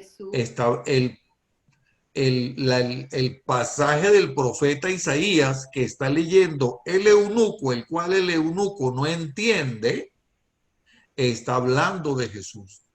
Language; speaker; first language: Spanish; native; Spanish